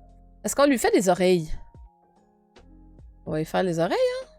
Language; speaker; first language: French; native; French